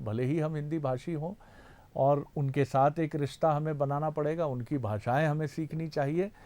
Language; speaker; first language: Hindi; native; Hindi